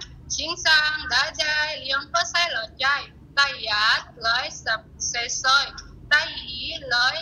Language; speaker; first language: Chinese; non-native, learner; Indonesian